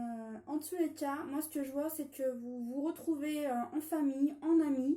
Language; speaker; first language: French; native; French